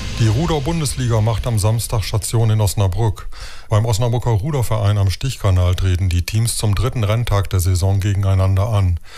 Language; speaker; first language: German; native; German